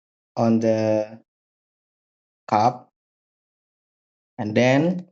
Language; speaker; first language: English; non-native, learner; Indonesian